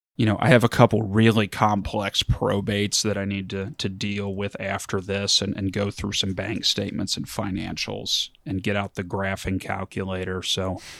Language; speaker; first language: English; early bilingual, other home language; German